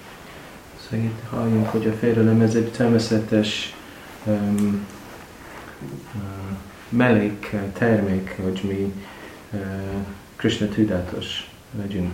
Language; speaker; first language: Hungarian; non-native, fluent; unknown